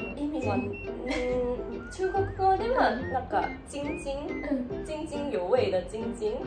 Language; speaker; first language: Japanese; non-native, fluent; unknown